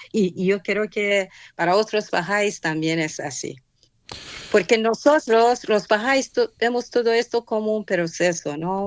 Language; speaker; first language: Spanish; non-native, fluent; Persian